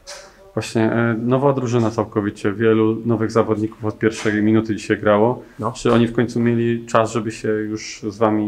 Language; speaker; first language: Polish; native; Polish